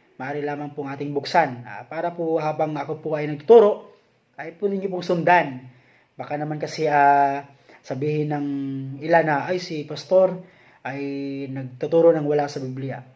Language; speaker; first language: Filipino; non-native, local second language; Cebuano